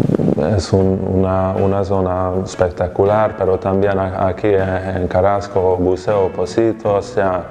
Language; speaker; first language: Spanish; non-native, fluent; Hungarian